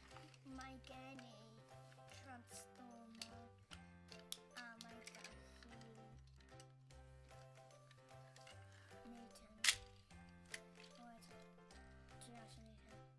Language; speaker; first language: Welsh; non-native, local second language; English